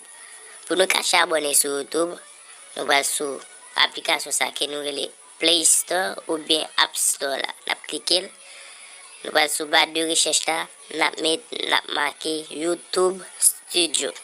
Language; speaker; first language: French; non-native, learner; Haitian Creole